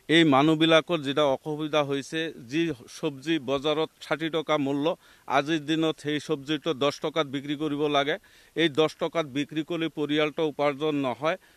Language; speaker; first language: Assamese; non-native, local second language; Bangla